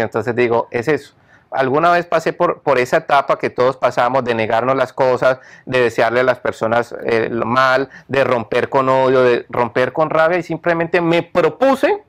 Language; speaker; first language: Spanish; native; Spanish